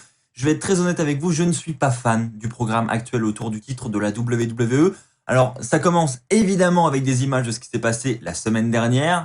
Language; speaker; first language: French; native; French